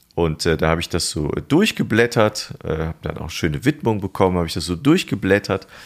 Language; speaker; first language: German; native; German